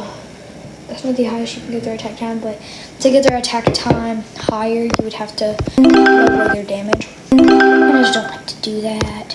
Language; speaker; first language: English; native; English